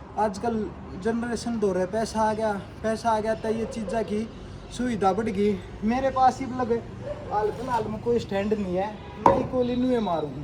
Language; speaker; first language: Hindi; non-native, local second language; Haryanvi